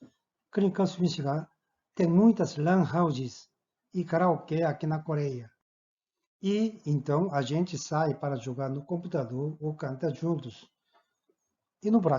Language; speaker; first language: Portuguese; non-native, fluent; Korean